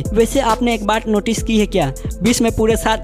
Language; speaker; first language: Hindi; native; Hindi